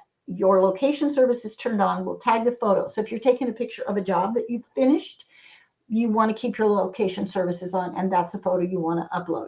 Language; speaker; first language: English; native; English